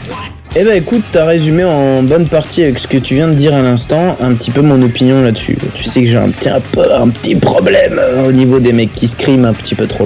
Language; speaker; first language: French; native; French